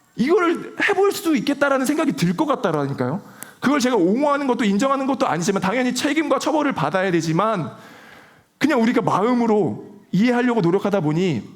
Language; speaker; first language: Korean; native; Korean